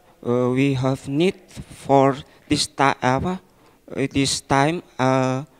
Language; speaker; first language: English; non-native, learner; Indonesian